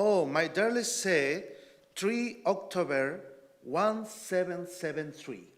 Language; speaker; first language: English; non-native, learner; Spanish